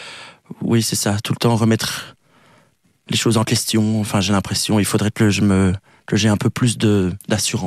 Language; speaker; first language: French; native; French